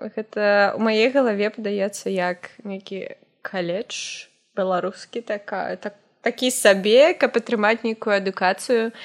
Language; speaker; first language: Belarusian; non-native, local second language; Russian